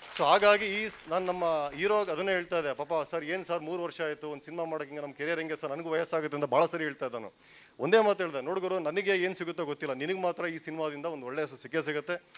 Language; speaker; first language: Kannada; native; Kannada